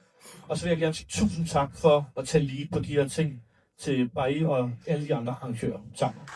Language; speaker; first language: Danish; early bilingual, other home language; Urdu